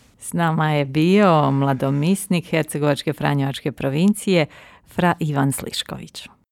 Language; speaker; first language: Croatian; native; Croatian